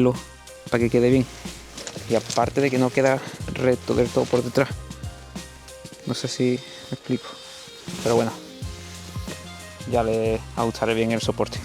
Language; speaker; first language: Spanish; native; Spanish